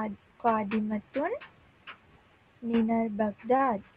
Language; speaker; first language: Arabic; non-native, learner; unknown